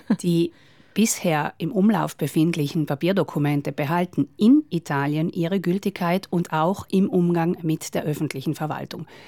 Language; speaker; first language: German; native; German